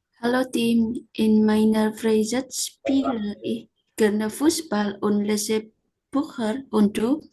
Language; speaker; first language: German; non-native, learner; Indonesian